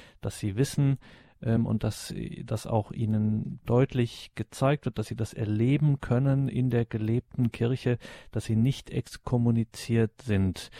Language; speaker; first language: German; native; German